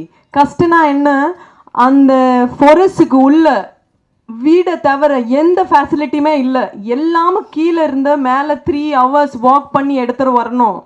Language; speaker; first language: Tamil; non-native, local second language; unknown